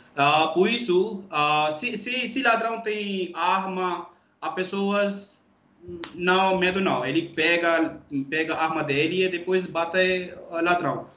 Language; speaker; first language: Portuguese; non-native, learner; Urdu